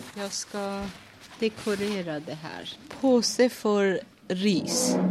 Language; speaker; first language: Swedish; non-native, fluent; Persian